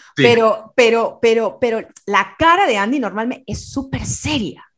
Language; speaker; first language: Spanish; native; Spanish